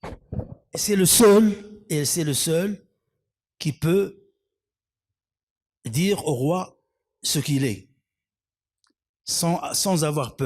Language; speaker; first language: French; non-native, local second language; Arabic